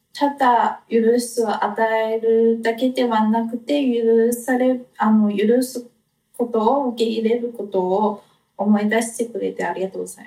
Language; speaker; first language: Japanese; non-native, fluent; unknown